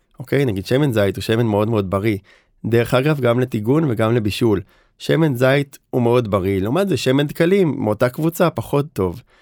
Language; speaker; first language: Hebrew; native; Hebrew